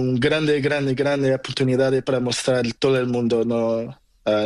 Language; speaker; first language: Spanish; non-native, learner; Portuguese